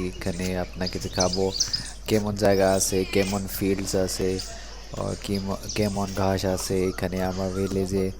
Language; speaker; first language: Bangla; non-native, learner; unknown